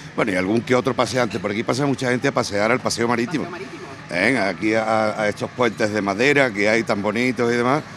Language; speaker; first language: Spanish; native; Spanish